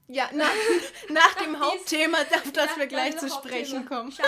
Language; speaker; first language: German; native; German